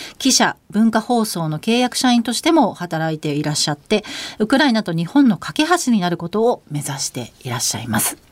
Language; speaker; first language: Japanese; native; Japanese